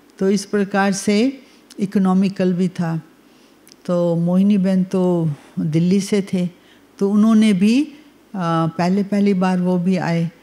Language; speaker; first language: Hindi; native; Hindi